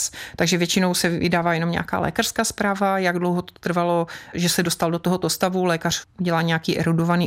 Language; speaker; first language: Czech; native; Czech